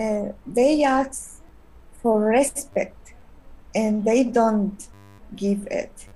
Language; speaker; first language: English; non-native, learner; Spanish